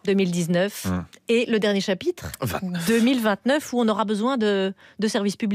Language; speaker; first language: French; native; French